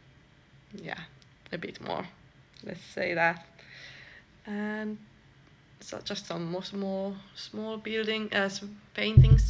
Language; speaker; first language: English; non-native, fluent; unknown